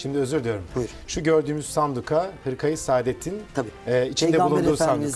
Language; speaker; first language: Turkish; native; Turkish